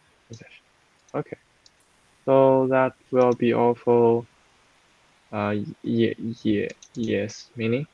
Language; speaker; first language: English; non-native, fluent; Chinese